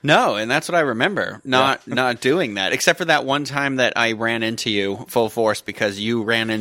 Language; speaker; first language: English; native; English